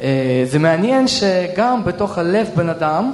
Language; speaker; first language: Hebrew; early bilingual, other home language; Russian